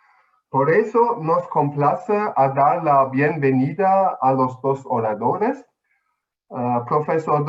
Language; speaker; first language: Spanish; non-native, fluent; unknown